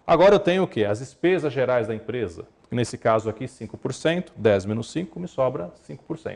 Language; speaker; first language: Portuguese; native; Portuguese